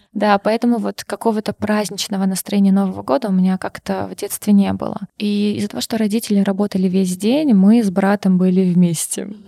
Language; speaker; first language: Russian; non-native, local second language; Karachay-Balkar